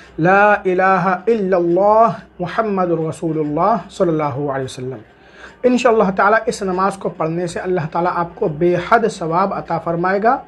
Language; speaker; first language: Hindi; native; Hindi